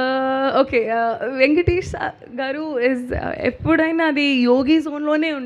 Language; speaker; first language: Telugu; non-native, learner; Hindi